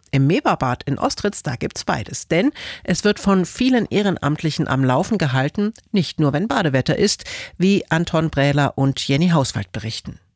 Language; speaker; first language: German; native; German